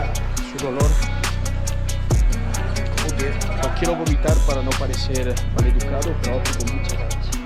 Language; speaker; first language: Spanish; non-native, fluent; Arabic